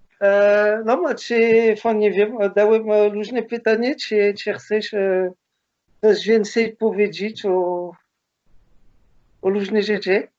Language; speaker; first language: Polish; non-native, learner; French